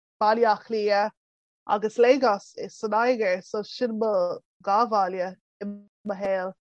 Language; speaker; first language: Irish; early bilingual, other home language; English